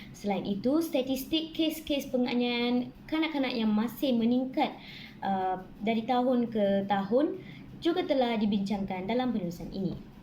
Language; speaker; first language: Malay; non-native, local second language; Tamil